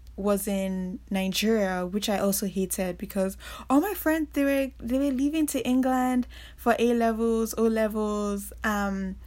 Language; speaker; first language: English; non-native, local second language; Yoruba